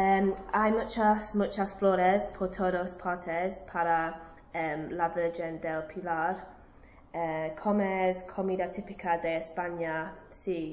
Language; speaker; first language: Spanish; non-native, learner; English